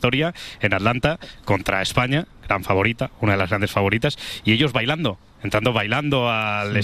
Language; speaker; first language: Spanish; native; Spanish